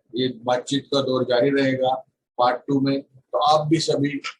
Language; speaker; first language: Hindi; non-native, local second language; Marathi